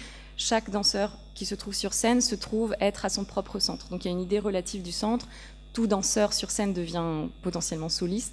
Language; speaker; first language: French; native; French